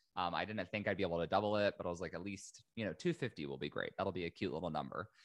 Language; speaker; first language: English; native; English